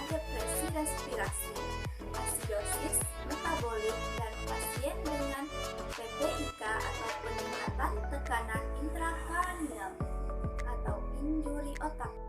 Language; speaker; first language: Indonesian; native; Indonesian